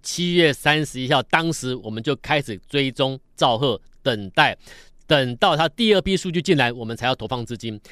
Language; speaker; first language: Chinese; native; Chinese